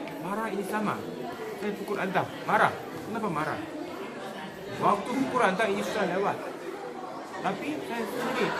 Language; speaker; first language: Indonesian; non-native, learner; Korean